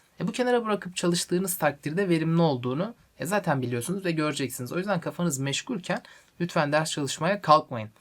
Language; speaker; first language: Turkish; native; Turkish